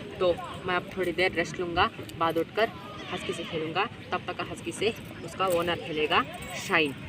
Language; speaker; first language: Hindi; non-native, local second language; Urdu